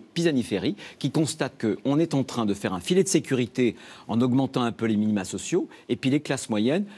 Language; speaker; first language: French; native; French